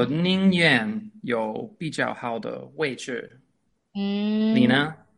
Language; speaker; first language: Chinese; non-native, fluent; English